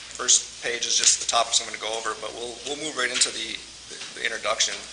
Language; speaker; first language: English; native; English